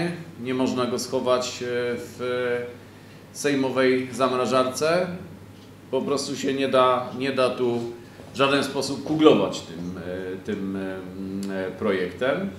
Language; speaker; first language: Polish; native; Polish